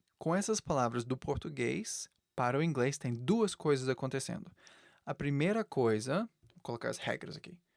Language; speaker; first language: Portuguese; non-native, fluent; English